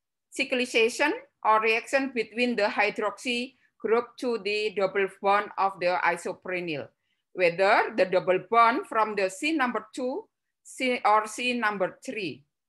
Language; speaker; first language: English; non-native, fluent; Javanese